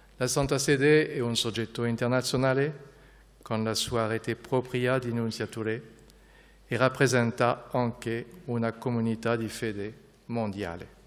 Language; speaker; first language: Italian; non-native, fluent; French